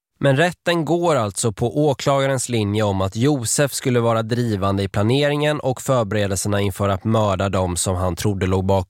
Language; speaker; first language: Swedish; native; Swedish